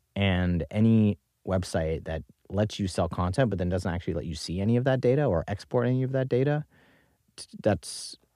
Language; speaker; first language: English; native; English